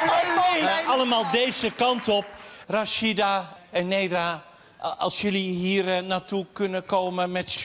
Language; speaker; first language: Dutch; native; Dutch